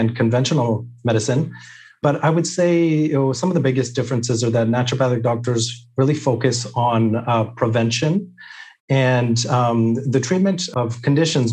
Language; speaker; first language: English; native; English